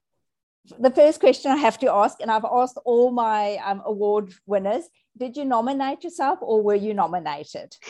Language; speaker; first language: English; native; English